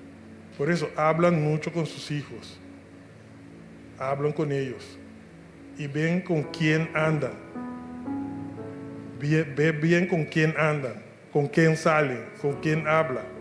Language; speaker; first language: Spanish; non-native, local second language; Papiamento